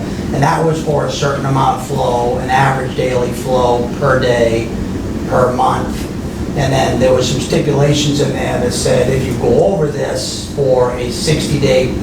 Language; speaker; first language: English; native; English